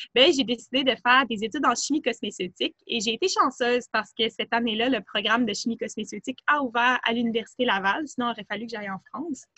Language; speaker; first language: French; native; French